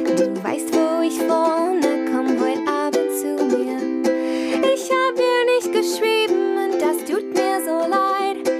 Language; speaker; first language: German; non-native, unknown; English